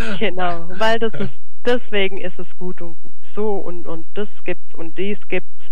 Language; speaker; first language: German; early bilingual, other home language; Croatian